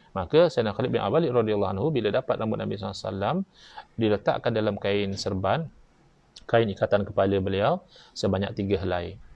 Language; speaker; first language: Malay; native; Malay